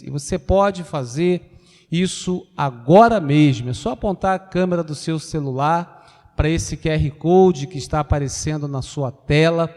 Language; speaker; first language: Portuguese; native; Portuguese